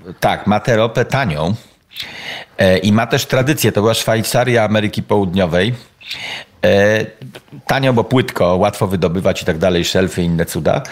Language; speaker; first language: Polish; native; Polish